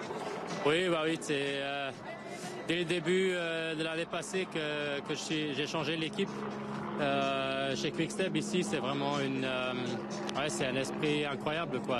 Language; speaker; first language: French; non-native, local second language; Luxembourgish